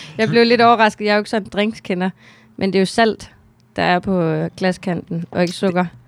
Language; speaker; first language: Danish; native; Danish